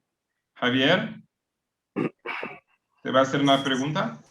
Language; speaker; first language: Spanish; non-native, learner; Portuguese